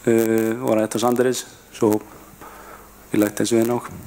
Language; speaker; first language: German; non-native, fluent; Icelandic